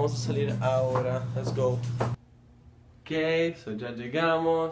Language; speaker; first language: Spanish; early bilingual, heritage; Spanish